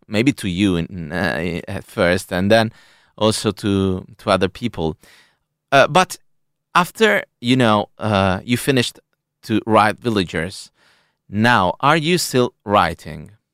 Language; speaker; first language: English; non-native, fluent; Italian